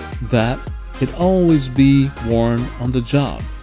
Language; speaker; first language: English; non-native, fluent; Japanese